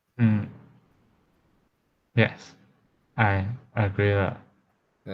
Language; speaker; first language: English; non-native, learner; Chinese